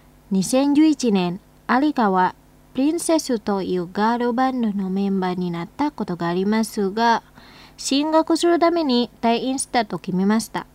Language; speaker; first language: Japanese; non-native, fluent; Indonesian